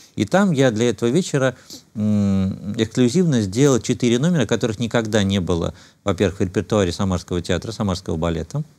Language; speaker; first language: Russian; native; Russian